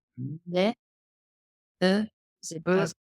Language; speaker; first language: French; non-native, learner; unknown